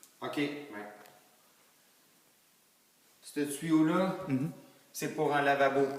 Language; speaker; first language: French; native; French